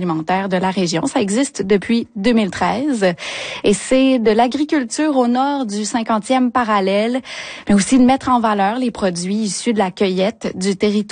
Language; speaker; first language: French; native; French